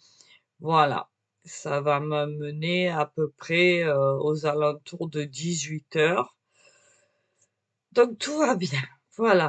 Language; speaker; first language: French; native; French